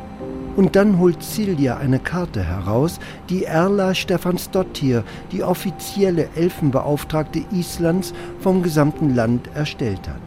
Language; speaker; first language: German; native; German